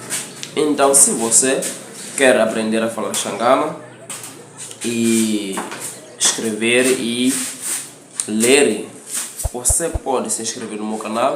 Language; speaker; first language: Portuguese; non-native, local second language; Tsonga